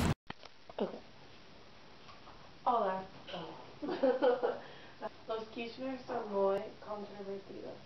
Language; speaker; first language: Spanish; non-native, learner; English